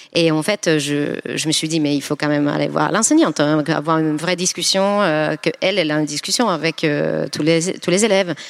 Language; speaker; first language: French; non-native, fluent; Finnish